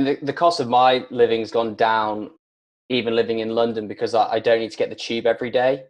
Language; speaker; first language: English; native; English